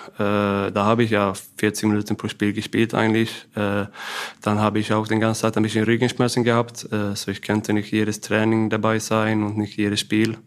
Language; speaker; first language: German; non-native, fluent; Swedish